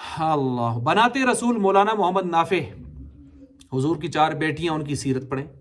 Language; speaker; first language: Urdu; non-native, local second language; Punjabi